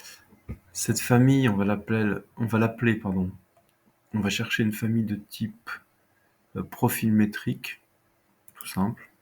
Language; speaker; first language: French; native; French